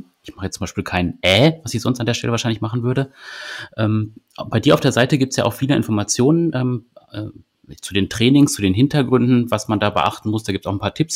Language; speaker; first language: German; native; German